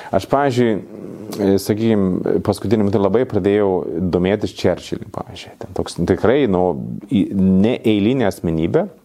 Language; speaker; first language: Lithuanian; non-native, fluent; Swedish